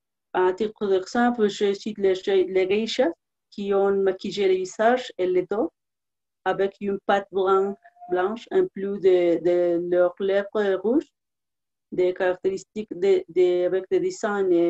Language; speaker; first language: French; non-native, learner; Spanish